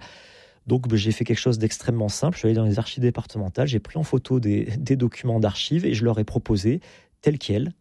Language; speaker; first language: French; native; French